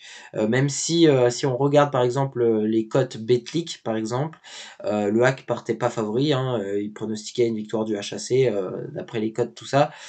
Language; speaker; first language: French; native; French